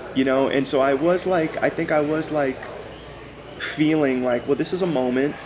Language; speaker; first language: English; native; English